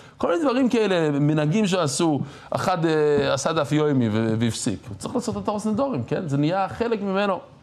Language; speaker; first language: Hebrew; non-native, fluent; English